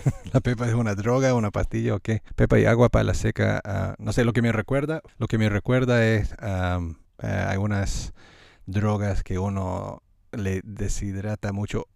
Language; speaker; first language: Spanish; non-native, fluent; English